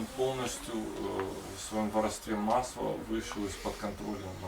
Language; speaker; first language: Russian; native; Russian